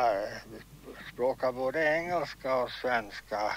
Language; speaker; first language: Swedish; early bilingual, heritage; Swedish